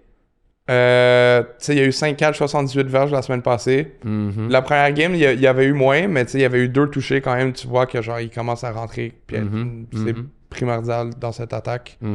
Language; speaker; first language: French; native; French